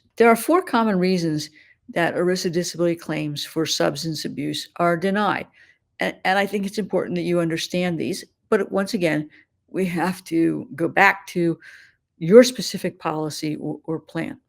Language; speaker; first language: English; native; English